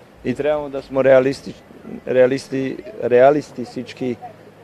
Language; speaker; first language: Bulgarian; non-native, learner; Serbian